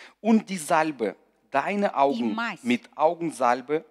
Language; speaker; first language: German; non-native, fluent; Russian